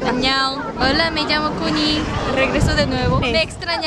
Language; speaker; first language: Spanish; non-native, learner; Korean